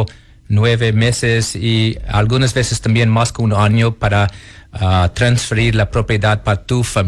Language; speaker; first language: Spanish; non-native, learner; Portuguese